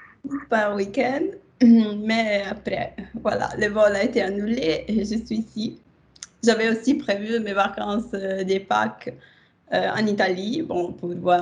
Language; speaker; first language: French; non-native, fluent; Italian